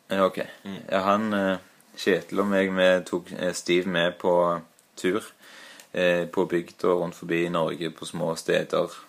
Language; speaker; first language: Norwegian; native; Norwegian